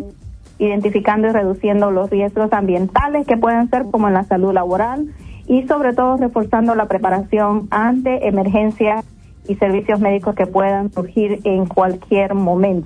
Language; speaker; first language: Spanish; native; Spanish